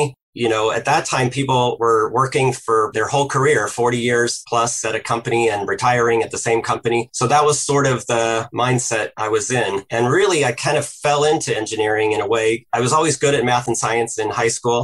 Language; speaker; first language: English; native; English